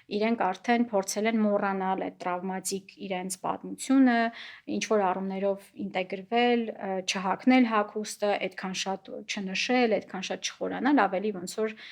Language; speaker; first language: Armenian; native; Armenian